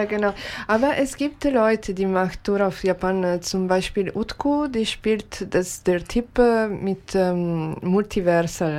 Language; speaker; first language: German; non-native, learner; Japanese